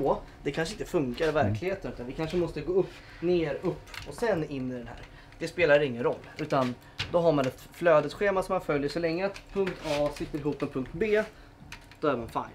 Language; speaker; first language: Swedish; native; Swedish